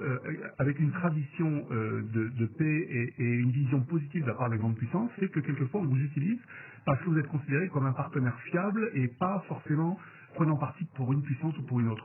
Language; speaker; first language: French; native; French